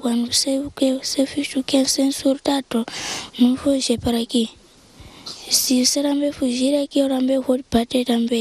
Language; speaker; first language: Portuguese; non-native, local second language; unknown